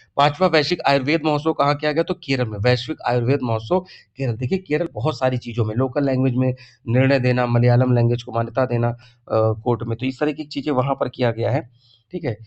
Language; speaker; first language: Hindi; native; Hindi